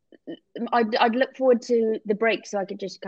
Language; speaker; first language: English; native; English